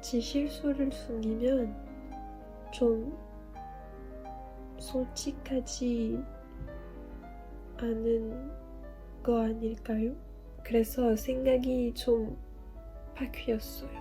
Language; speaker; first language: Korean; non-native, learner; French